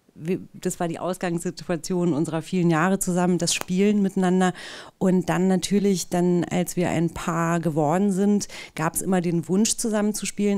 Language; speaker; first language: German; native; German